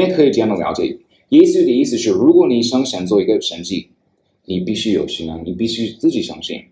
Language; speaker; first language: Chinese; non-native, fluent; English